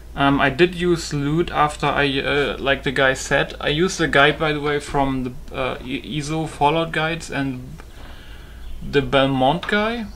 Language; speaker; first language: English; non-native, fluent; German